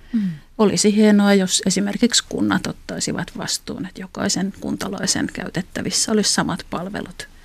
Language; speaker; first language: Finnish; native; Finnish